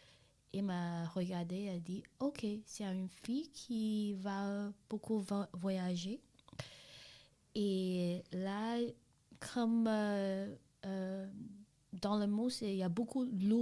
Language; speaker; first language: French; non-native, learner; Chinese